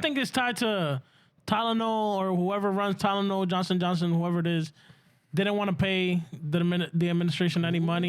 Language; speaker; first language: English; early bilingual, other home language; Spanish